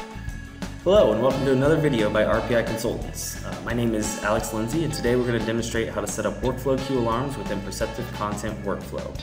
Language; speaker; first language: English; native; English